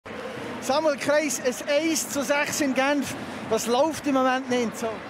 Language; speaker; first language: German; native; German